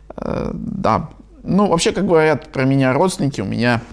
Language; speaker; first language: Russian; native; Russian